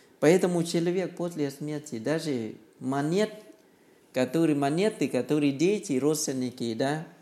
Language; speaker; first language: Russian; non-native, learner; Thai